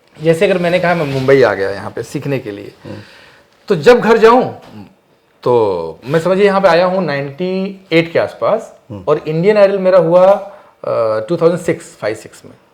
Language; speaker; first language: Hindi; native; Hindi